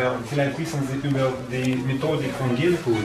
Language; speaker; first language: German; non-native, learner; Russian